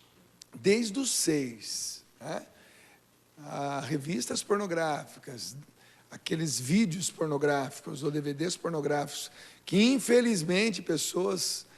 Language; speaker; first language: Portuguese; native; Portuguese